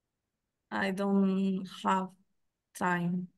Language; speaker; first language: English; non-native, learner; Spanish